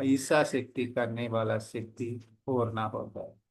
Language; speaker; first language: Hindi; non-native, local second language; Telugu